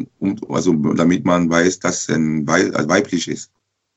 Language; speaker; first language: German; non-native, local second language; French